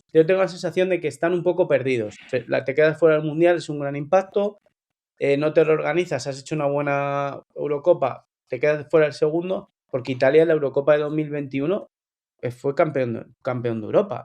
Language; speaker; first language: Spanish; native; Spanish